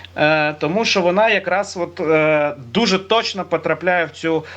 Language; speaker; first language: Ukrainian; native; Ukrainian